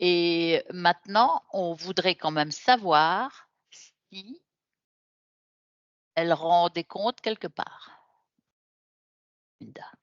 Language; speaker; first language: French; native; French